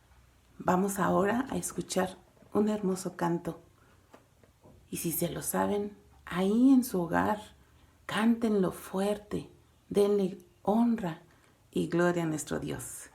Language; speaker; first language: Spanish; native; Spanish